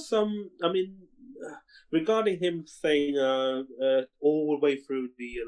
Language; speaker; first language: English; non-native, local second language; Cantonese